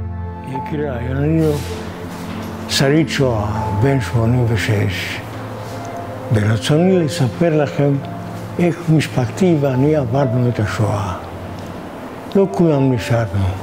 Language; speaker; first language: Hebrew; non-native, fluent; Hungarian